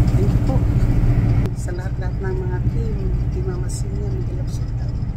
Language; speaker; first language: Filipino; non-native, local second language; Cebuano